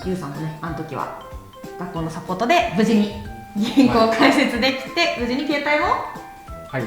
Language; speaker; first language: Japanese; native; Japanese